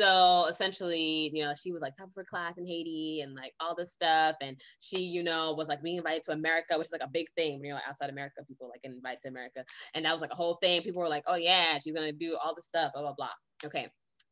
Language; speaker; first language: English; native; English